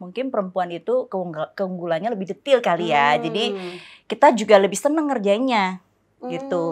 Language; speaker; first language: Indonesian; native; Indonesian